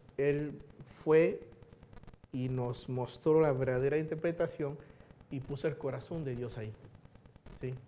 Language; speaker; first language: Spanish; early bilingual, other home language; Chinese